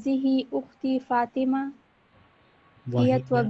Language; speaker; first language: Arabic; non-native, learner; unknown